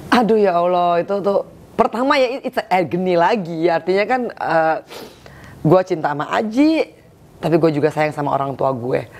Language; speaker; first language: Indonesian; native; Indonesian